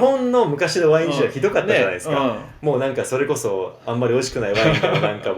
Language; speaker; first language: Japanese; native; Japanese